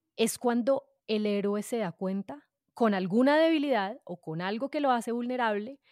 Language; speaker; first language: Spanish; native; Spanish